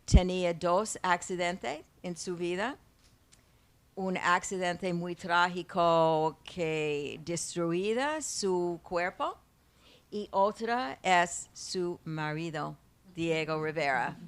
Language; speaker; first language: Spanish; non-native, learner; English